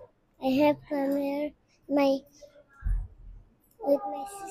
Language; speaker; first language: English; non-native, learner; Bangla